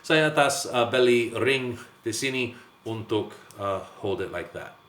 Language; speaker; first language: Indonesian; non-native, learner; English